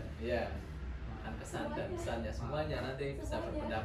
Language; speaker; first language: Indonesian; native; Indonesian